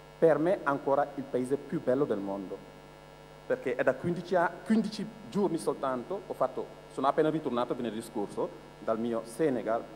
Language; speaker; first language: Italian; non-native, fluent; Wolof